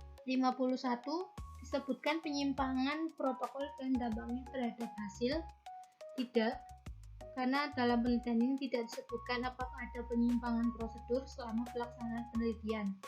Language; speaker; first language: Indonesian; native; Indonesian